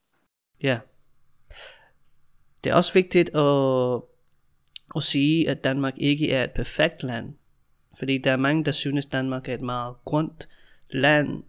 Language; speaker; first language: Danish; non-native, fluent; English